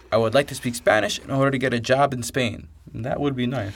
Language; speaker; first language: English; native; English